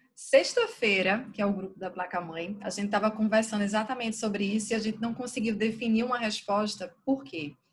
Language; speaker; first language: Portuguese; native; Portuguese